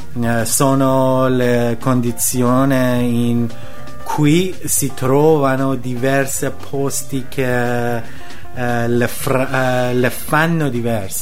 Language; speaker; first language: Italian; non-native, learner; Persian